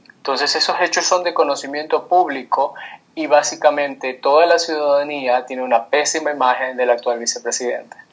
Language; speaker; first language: Spanish; native; Spanish